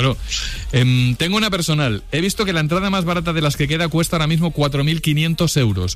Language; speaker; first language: Spanish; native; Spanish